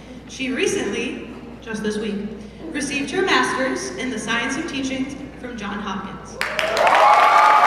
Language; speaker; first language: English; native; English